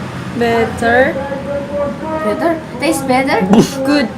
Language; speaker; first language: English; non-native, learner; Indonesian